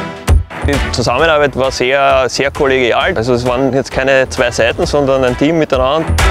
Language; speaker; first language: German; native; German